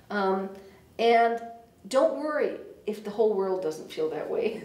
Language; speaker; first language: English; native; English